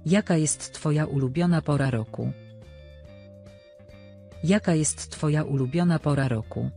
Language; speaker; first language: Polish; non-native, learner; Spanish